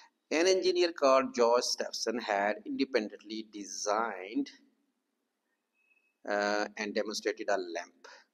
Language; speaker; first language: English; non-native, local second language; Urdu